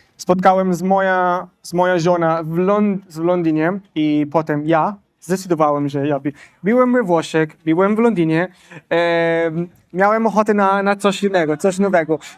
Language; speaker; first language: Polish; non-native, learner; Italian